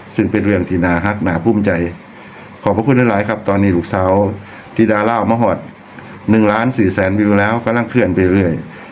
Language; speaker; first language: Thai; non-native, local second language; Lao